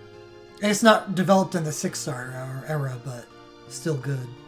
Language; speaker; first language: English; native; English